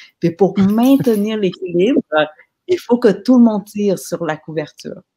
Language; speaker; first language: French; early bilingual, other home language; Vietnamese